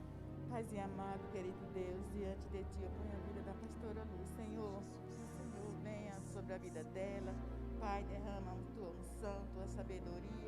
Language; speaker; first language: Portuguese; native; Portuguese